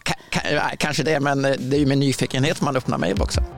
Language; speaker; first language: Swedish; native; Swedish